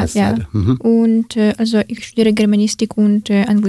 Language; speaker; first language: German; non-native, fluent; Ukrainian